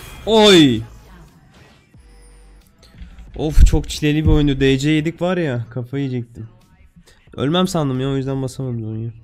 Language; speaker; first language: Turkish; native; Turkish